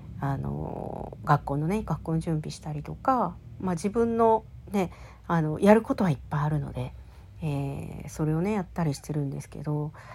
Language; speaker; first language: Japanese; native; Japanese